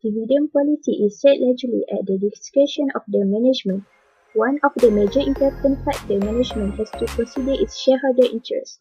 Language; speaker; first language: English; non-native, learner; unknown